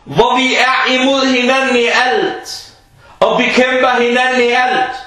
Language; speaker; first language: Danish; early bilingual, other home language; Arabic